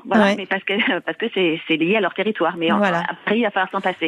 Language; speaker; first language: French; native; French